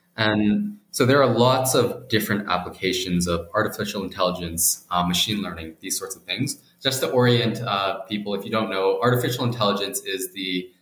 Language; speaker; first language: English; native; English